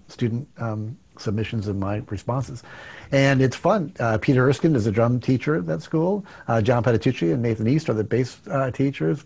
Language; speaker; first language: English; native; English